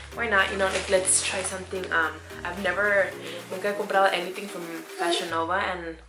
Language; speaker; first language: English; early bilingual, other home language; Spanish